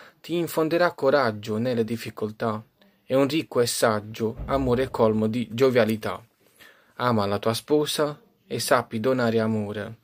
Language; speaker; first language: Italian; native; Italian